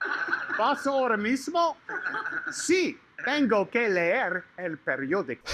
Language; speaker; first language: Spanish; non-native, learner; English